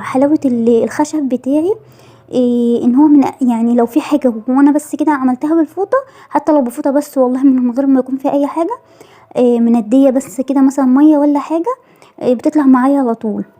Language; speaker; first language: Arabic; native; Arabic